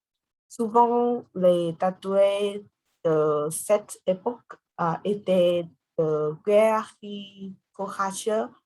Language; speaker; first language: French; non-native, learner; Vietnamese